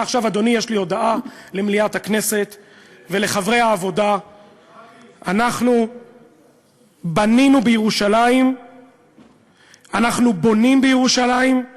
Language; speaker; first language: Hebrew; native; Hebrew